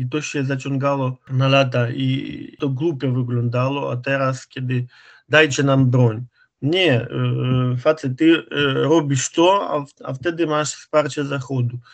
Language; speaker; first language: Polish; non-native, fluent; Ukrainian